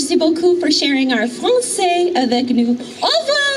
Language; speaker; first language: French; non-native, learner; English